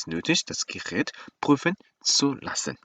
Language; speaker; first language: German; non-native, learner; Korean